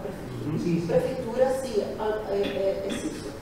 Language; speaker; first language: Spanish; non-native, learner; Portuguese